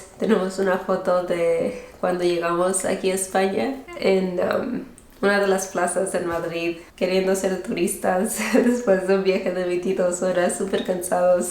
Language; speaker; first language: Spanish; early bilingual, heritage; Spanish